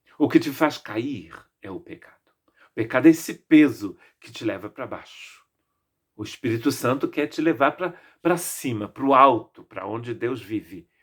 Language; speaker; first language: Portuguese; native; Portuguese